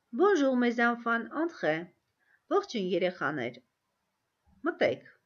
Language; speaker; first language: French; non-native, fluent; Armenian